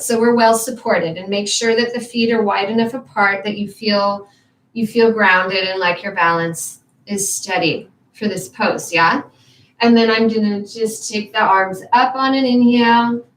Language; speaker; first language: English; native; English